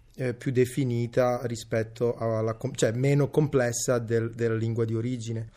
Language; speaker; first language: Italian; early bilingual, other home language; Serbian